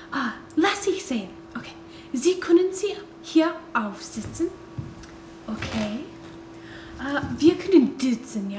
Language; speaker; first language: German; non-native, learner; English